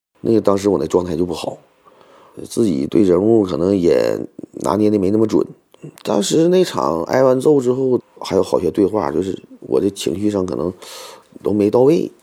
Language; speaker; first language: Chinese; native; Chinese